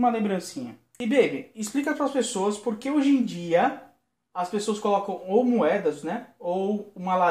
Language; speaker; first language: Portuguese; native; Portuguese